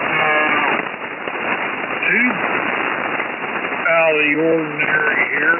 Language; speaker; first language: English; native; English